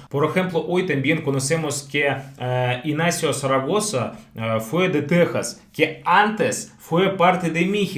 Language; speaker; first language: Spanish; non-native, fluent; Russian